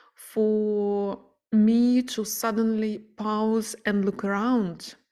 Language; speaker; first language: English; non-native, fluent; Ukrainian